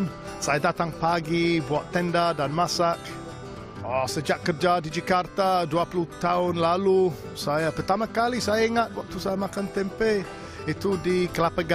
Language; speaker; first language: Indonesian; non-native, learner; English